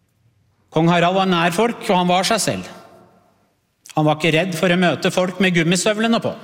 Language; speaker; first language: Norwegian; early bilingual, other home language; Persian